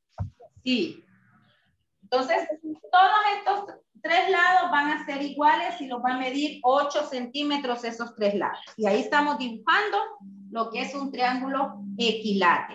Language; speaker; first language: Spanish; native; Spanish